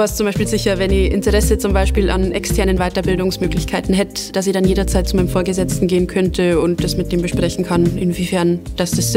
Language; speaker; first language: German; native; German